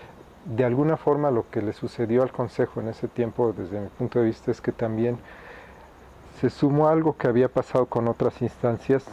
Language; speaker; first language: Spanish; native; Spanish